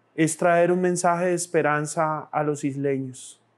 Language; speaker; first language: Spanish; native; Spanish